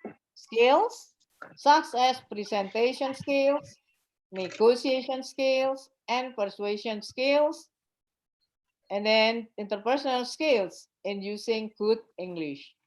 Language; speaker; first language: English; non-native, fluent; Indonesian